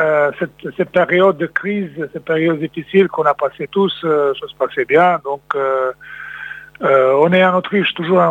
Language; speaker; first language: French; non-native, fluent; Serbian